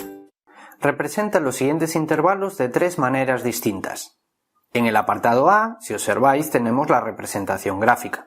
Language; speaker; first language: Spanish; native; Spanish